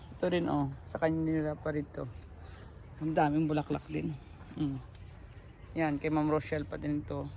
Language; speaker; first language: Filipino; native; Filipino